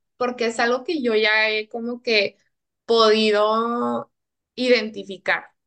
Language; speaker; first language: Spanish; early bilingual, heritage; Spanish